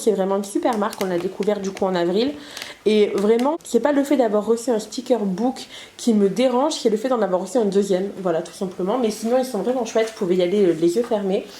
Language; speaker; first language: French; native; French